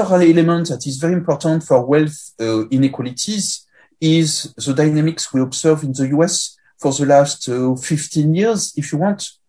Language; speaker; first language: English; non-native, fluent; French